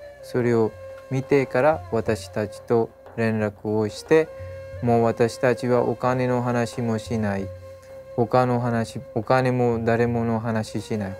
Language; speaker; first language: Japanese; non-native, learner; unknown